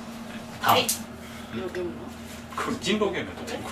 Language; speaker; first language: Korean; non-native, fluent; Japanese